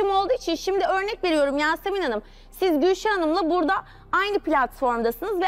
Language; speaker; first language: Turkish; native; Turkish